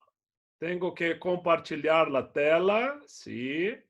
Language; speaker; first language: Spanish; non-native, fluent; Portuguese